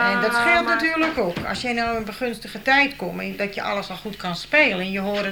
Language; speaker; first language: Dutch; native; Dutch